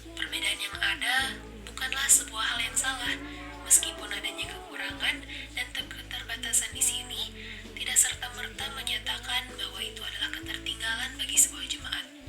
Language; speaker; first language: Indonesian; native; Indonesian